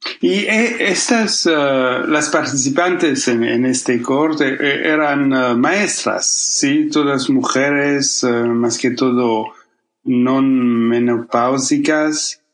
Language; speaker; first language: Spanish; non-native, fluent; French